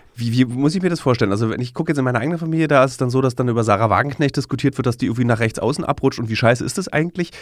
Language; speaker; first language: German; native; German